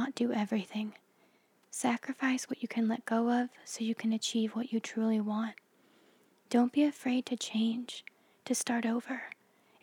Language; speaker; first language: English; native; English